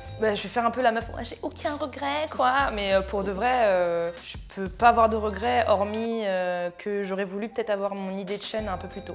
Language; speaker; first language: French; native; French